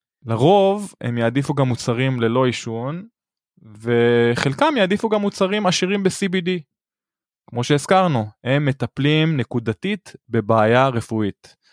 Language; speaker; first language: Hebrew; native; Hebrew